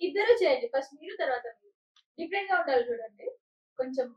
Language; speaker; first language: Telugu; native; Telugu